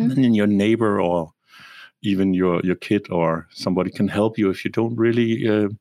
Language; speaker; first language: English; non-native, fluent; Danish